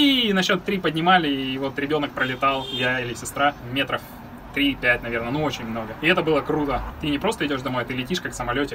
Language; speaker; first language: Russian; native; Russian